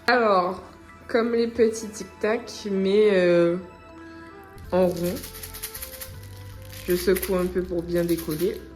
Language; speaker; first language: French; native; French